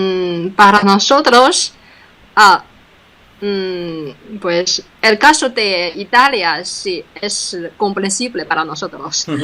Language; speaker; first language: Spanish; non-native, fluent; Chinese